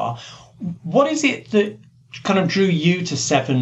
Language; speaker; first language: English; native; English